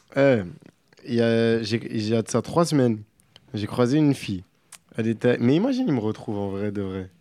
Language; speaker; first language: French; native; French